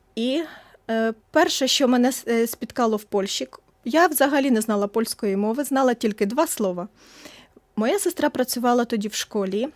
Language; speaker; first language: Ukrainian; native; Ukrainian